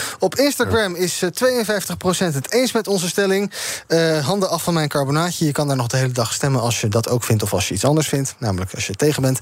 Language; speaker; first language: Dutch; native; Dutch